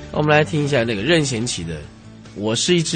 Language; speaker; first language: Chinese; native; Chinese